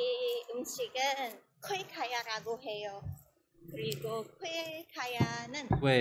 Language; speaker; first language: Korean; non-native, learner; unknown